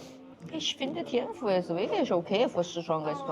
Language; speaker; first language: German; non-native, learner; Chinese